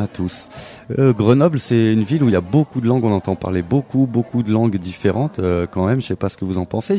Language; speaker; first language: French; native; French